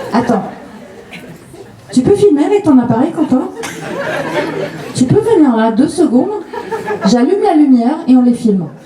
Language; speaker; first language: French; native; French